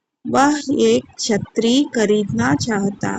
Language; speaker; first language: Hindi; non-native, local second language; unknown